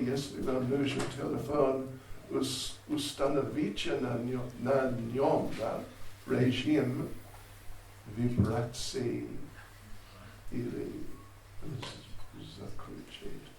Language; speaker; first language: Russian; non-native, learner; English